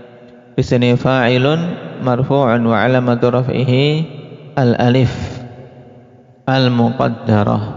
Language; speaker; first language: Arabic; non-native, fluent; Indonesian